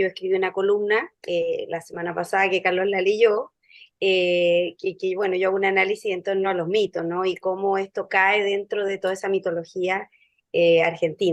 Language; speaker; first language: Spanish; native; Spanish